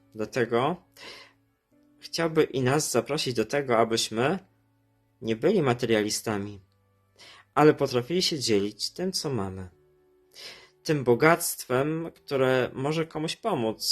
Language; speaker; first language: Polish; native; Polish